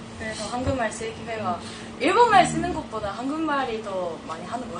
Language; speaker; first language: Korean; non-native, fluent; Japanese